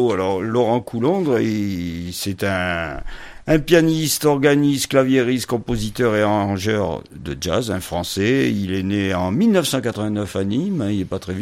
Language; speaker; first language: French; native; French